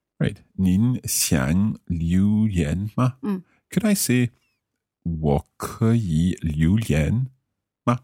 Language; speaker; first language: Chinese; non-native, learner; English